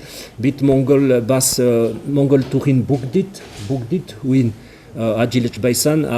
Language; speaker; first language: Mongolian; non-native, learner; French